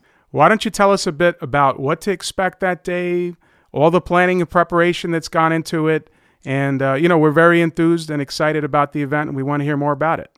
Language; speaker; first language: English; native; English